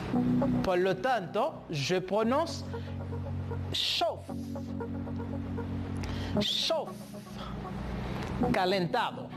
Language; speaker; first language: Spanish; non-native, fluent; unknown